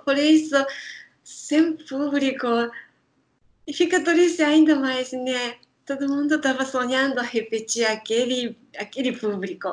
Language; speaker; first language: Portuguese; non-native, learner; Japanese